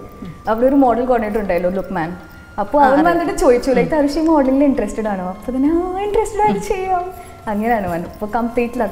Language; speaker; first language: Malayalam; non-native, local second language; Hindi